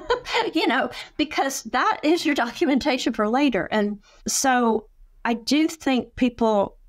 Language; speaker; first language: English; native; English